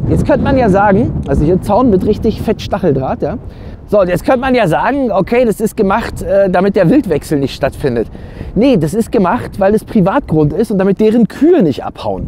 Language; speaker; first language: German; native; German